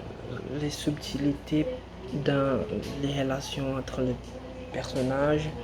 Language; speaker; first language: French; non-native, learner; Portuguese